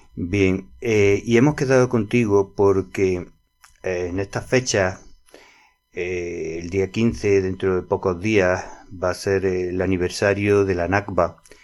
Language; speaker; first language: Spanish; native; Spanish